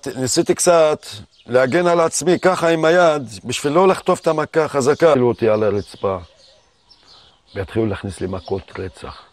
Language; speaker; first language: Hebrew; non-native, fluent; Arabic